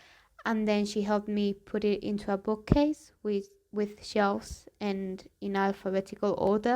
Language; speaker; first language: English; non-native, fluent; Spanish